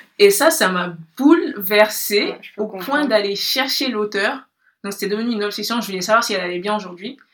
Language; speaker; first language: French; non-native, local second language; Bambara